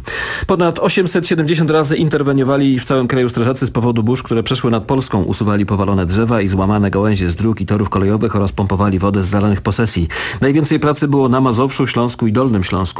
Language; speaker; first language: Polish; native; Polish